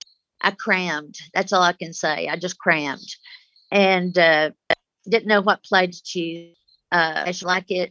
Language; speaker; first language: English; early bilingual, other home language; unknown